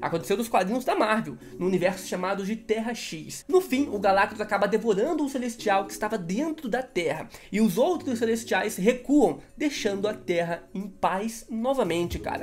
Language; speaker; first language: Portuguese; native; Portuguese